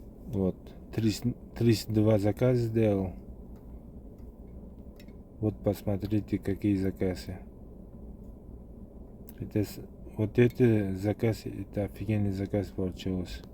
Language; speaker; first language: Russian; non-native, fluent; Uzbek